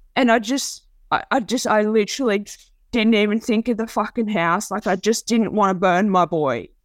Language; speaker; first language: English; native; English